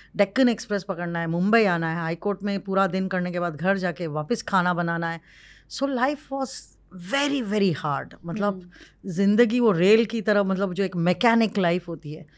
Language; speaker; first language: Hindi; non-native, local second language; Marwari